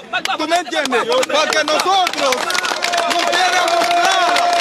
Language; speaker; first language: Spanish; non-native, learner; Haitian Creole